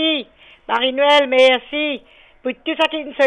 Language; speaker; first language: French; non-native, local second language; Morisyen